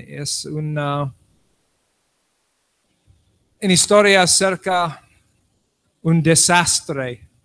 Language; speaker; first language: Spanish; non-native, learner; English